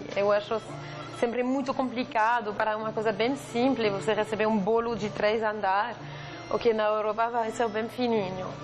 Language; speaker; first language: Portuguese; non-native, fluent; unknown